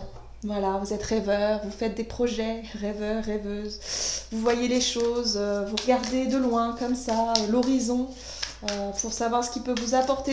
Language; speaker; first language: French; native; French